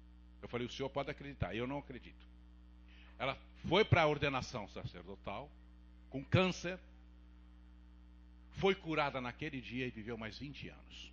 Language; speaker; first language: Portuguese; native; Portuguese